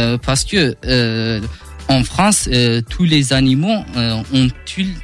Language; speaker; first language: French; non-native, learner; Kurdish